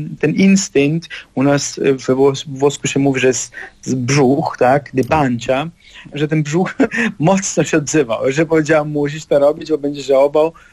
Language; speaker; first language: Polish; non-native, fluent; Italian